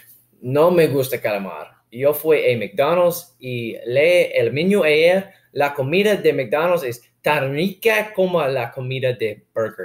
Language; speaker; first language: Spanish; non-native, learner; English